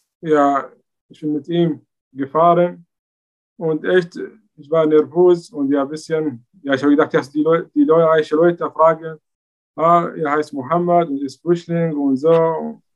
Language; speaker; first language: German; non-native, learner; Arabic